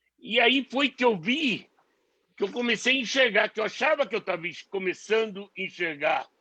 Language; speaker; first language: Portuguese; non-native, fluent; Hebrew